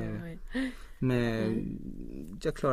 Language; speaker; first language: French; non-native, learner; Swedish